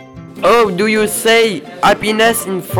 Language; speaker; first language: English; non-native, learner; French